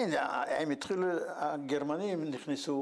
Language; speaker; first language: Hebrew; non-native, fluent; Yiddish